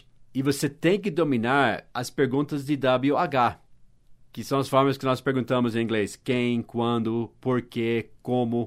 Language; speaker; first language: Portuguese; non-native, fluent; English